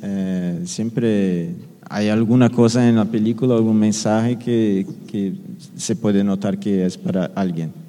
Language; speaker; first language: Spanish; non-native, fluent; Portuguese